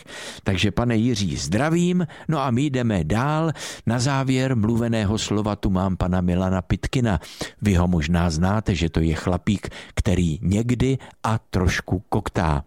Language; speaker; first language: Czech; native; Czech